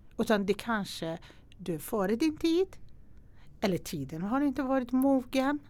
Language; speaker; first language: Swedish; non-native, fluent; Persian